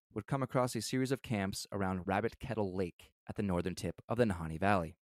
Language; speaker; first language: English; native; English